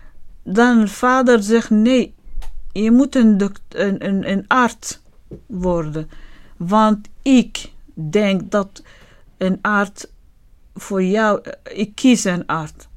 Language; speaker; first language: Dutch; non-native, learner; Arabic